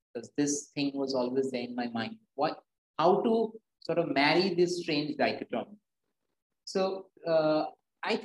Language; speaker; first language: English; non-native, local second language; Bangla